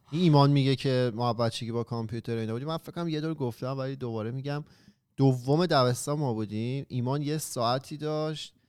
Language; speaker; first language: Persian; native; Persian